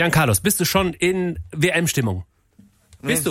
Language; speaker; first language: German; native; German